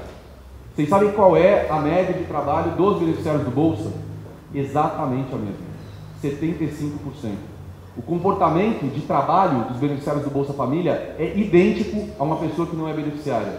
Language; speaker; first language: Portuguese; native; Portuguese